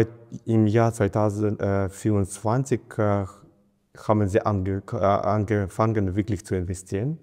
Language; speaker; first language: German; non-native, fluent; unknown